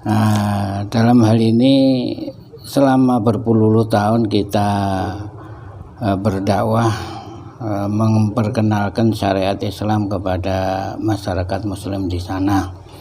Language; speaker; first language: Indonesian; native; Indonesian